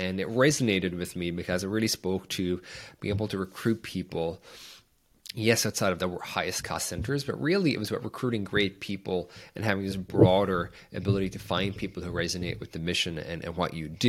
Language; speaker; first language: English; native; English